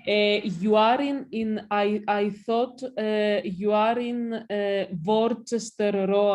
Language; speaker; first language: English; non-native, learner; Greek